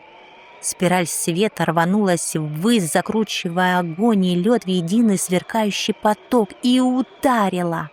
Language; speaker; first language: Russian; native; Russian